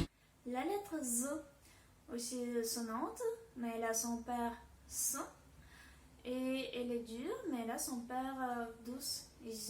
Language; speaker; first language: French; non-native, fluent; Russian